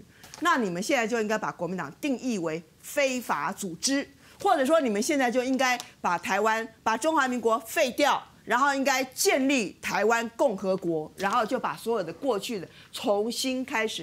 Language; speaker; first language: Chinese; native; Chinese